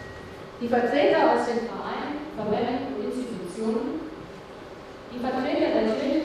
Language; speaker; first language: German; native; German